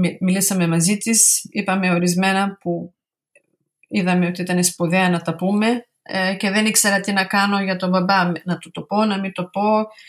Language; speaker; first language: Greek; early bilingual, heritage; Greek